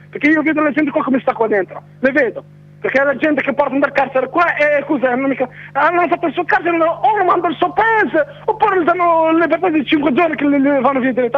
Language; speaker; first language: Italian; non-native, fluent; Arabic